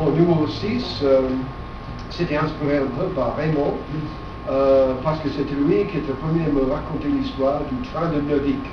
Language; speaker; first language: French; non-native, fluent; English